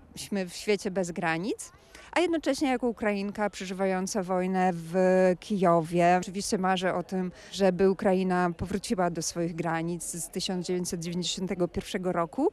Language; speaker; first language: Polish; non-native, fluent; Ukrainian